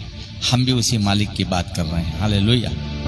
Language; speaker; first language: Hindi; native; Hindi